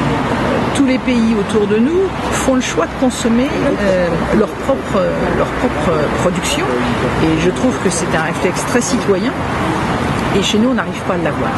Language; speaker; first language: French; native; French